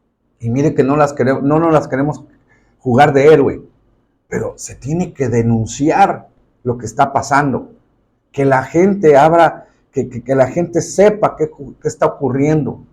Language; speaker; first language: Spanish; native; Spanish